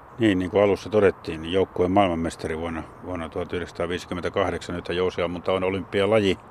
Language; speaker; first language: Finnish; native; Finnish